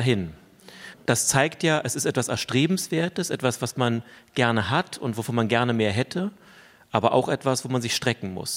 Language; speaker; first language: German; native; German